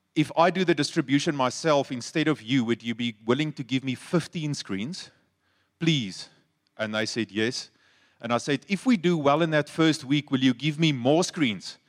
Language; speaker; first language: English; non-native, local second language; Afrikaans